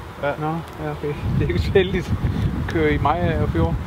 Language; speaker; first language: Danish; native; Danish